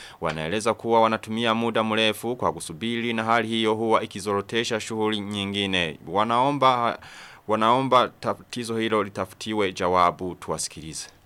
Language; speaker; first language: Swahili; non-native, local second language; Rundi